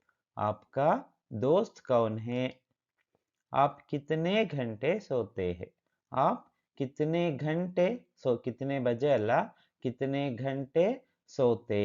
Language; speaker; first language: Hindi; non-native, fluent; Kannada